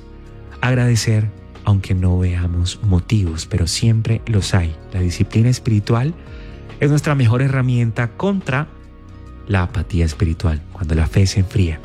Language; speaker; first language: Spanish; native; Spanish